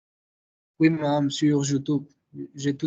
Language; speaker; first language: French; non-native, fluent; Spanish